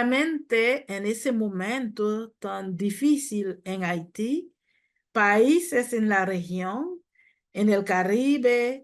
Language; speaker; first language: Spanish; non-native, fluent; Haitian Creole